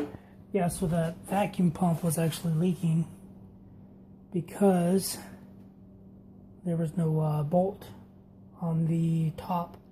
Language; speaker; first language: English; native; English